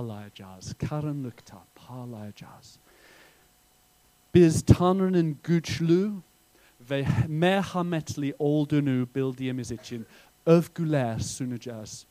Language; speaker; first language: Turkish; non-native, fluent; English